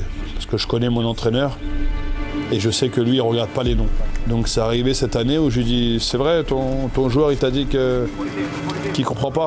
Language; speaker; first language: French; native; French